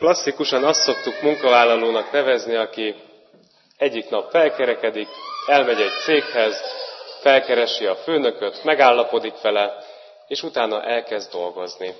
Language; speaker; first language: Hungarian; native; Hungarian